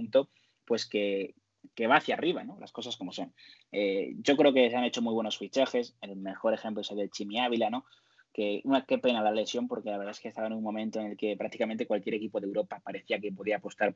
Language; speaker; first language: Spanish; native; Spanish